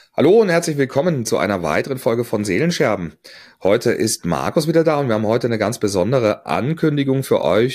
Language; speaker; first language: German; native; German